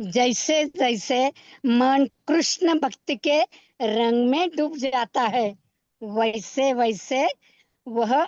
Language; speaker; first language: Hindi; non-native, local second language; Marathi